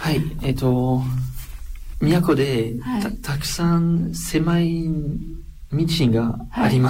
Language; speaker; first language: Japanese; non-native, learner; French